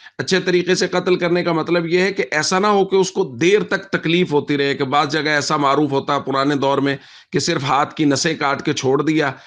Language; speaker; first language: Urdu; native; Urdu